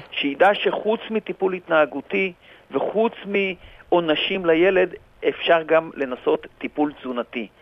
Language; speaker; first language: Hebrew; native; Hebrew